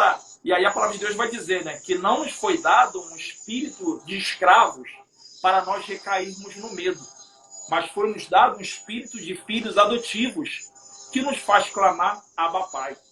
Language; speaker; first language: Portuguese; native; Portuguese